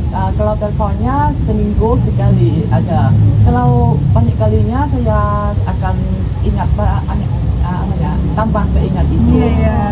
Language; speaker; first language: Indonesian; non-native, learner; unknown